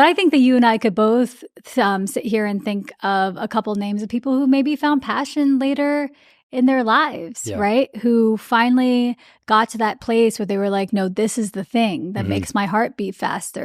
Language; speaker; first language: English; early bilingual, other home language; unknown